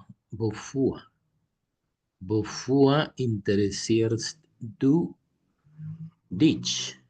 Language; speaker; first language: German; non-native, learner; Spanish